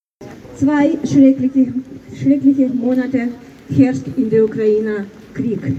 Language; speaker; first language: German; non-native, fluent; Ukrainian